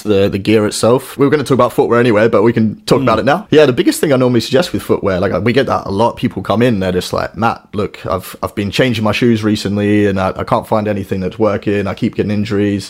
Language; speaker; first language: English; native; English